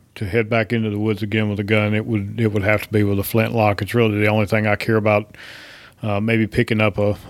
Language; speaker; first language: English; native; English